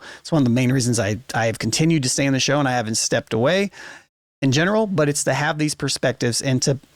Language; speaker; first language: English; native; English